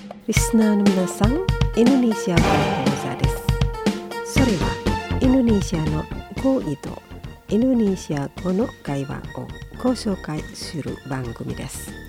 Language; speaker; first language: Japanese; non-native, fluent; Indonesian